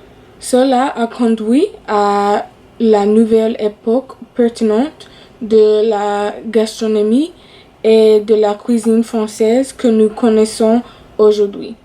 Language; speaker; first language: French; non-native, fluent; English